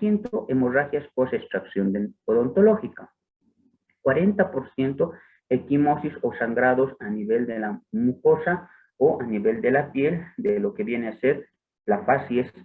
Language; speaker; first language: Spanish; native; Spanish